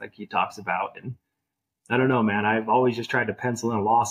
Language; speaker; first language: English; native; English